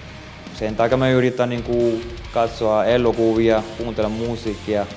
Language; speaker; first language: Finnish; non-native, fluent; Spanish